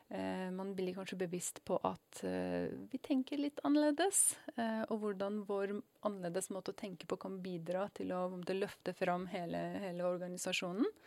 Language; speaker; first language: Norwegian; non-native, fluent; Persian